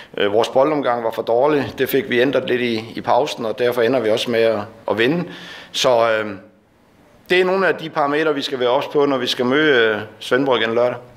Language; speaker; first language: Danish; native; Danish